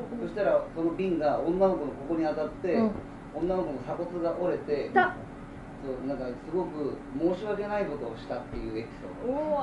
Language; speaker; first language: Japanese; native; Japanese